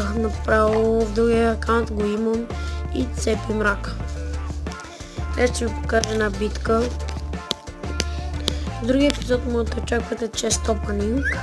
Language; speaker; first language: Bulgarian; native; Bulgarian